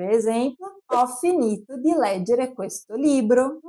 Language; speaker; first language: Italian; non-native, fluent; Portuguese